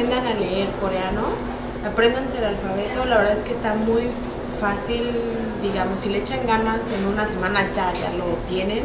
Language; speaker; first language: Spanish; native; Spanish